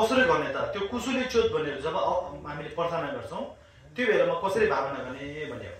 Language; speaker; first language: Nepali; non-native, local second language; Sherpa